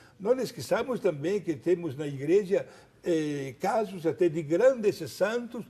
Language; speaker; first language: Portuguese; non-native, fluent; Italian